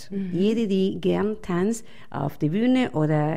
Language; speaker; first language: German; non-native, fluent; Spanish